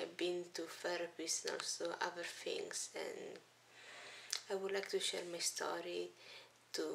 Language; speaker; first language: English; early bilingual, other home language; Italian